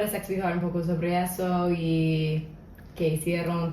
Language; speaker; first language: Spanish; non-native, local second language; English